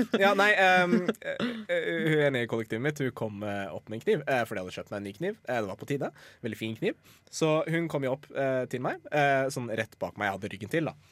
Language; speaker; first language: Norwegian; early bilingual, other home language; Persian